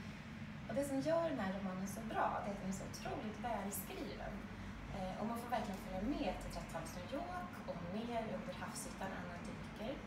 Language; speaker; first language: Swedish; native; Swedish